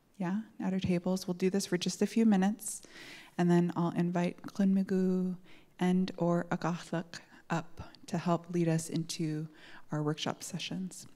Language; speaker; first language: English; native; English